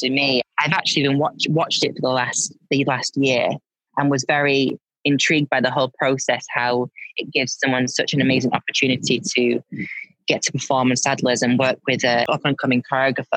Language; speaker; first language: English; native; English